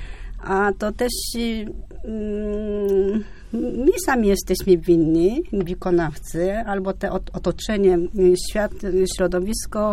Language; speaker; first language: Polish; non-native, fluent; Japanese